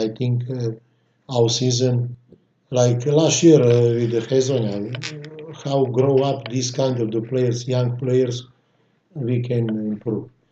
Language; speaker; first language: English; non-native, fluent; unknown